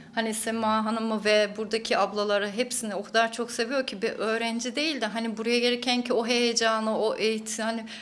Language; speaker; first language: Turkish; native; Turkish